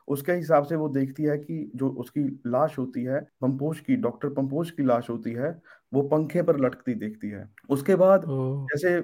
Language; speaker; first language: Hindi; native; Hindi